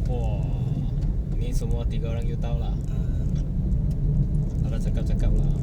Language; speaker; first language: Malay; non-native, local second language; Chinese